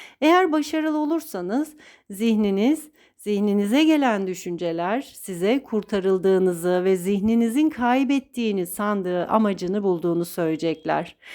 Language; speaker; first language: Turkish; native; Turkish